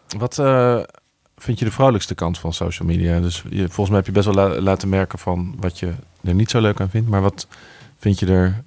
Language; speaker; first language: Dutch; native; Dutch